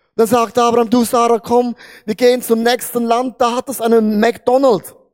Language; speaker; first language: German; non-native, fluent; Portuguese